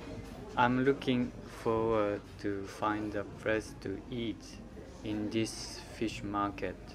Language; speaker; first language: English; non-native, learner; Japanese